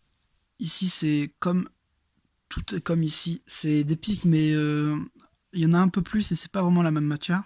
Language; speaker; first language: French; native; French